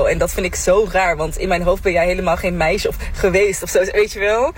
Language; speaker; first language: Dutch; native; Dutch